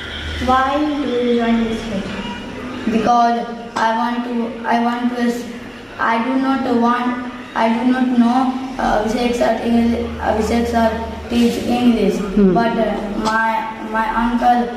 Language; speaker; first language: English; non-native, learner; Hindi